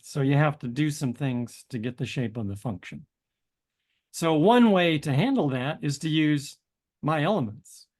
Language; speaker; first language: English; native; English